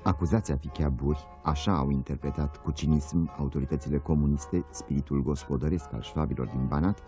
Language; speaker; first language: Romanian; native; Romanian